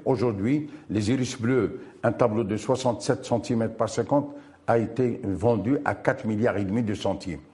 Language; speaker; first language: French; non-native, local second language; Arabic